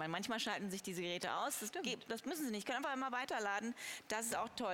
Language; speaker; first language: German; native; German